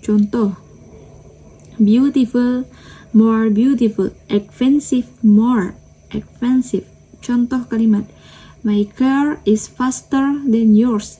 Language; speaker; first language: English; non-native, learner; Indonesian